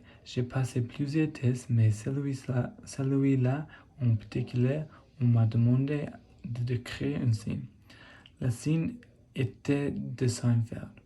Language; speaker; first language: French; non-native, learner; English